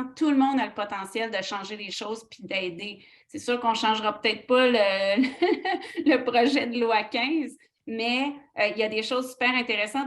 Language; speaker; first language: French; native; French